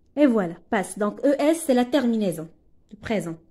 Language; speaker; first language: French; non-native, local second language; Arabic